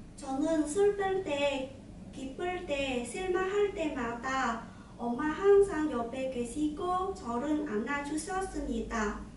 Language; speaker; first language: Korean; non-native, learner; Vietnamese